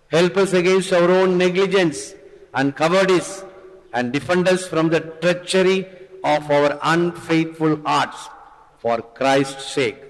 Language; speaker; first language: English; non-native, local second language; Tamil